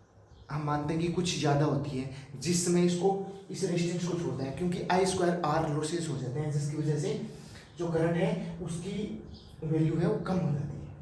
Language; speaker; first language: Hindi; native; Hindi